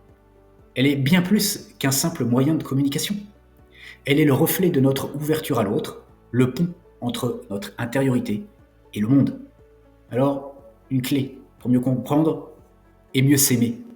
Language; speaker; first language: French; native; French